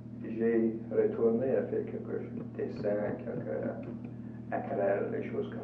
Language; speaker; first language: French; non-native, local second language; English